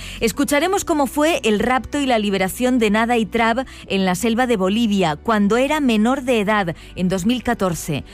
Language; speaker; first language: Spanish; native; Spanish